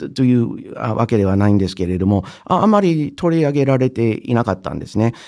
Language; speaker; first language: Japanese; non-native, fluent; English